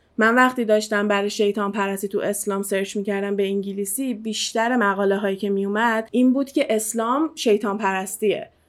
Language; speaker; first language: Persian; early bilingual, heritage; Persian